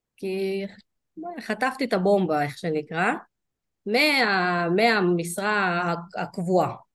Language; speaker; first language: Hebrew; early bilingual, other home language; Russian